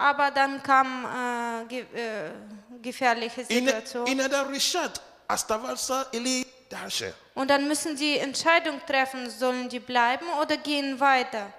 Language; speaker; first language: German; non-native, fluent; Russian